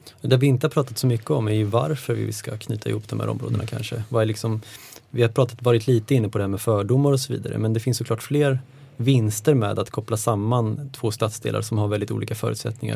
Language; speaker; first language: Swedish; native; Swedish